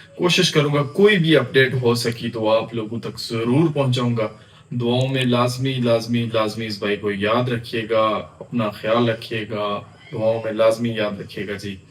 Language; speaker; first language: Urdu; non-native, local second language; Pahari-Potwari